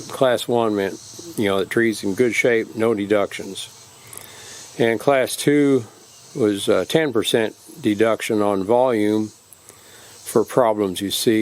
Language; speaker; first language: English; native; English